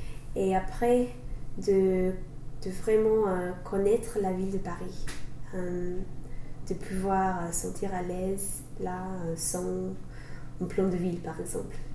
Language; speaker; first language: French; non-native, fluent; English